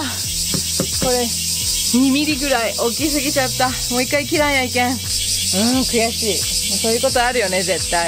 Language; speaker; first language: Japanese; early bilingual, heritage; Japanese